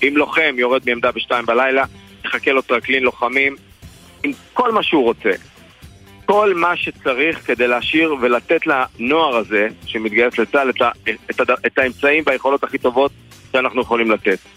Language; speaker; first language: Hebrew; native; Hebrew